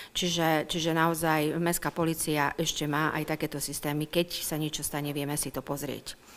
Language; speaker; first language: Slovak; native; Slovak